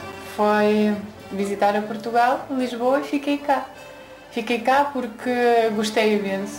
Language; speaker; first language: Portuguese; non-native, fluent; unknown